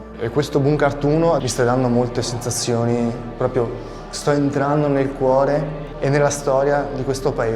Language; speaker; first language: Italian; native; Italian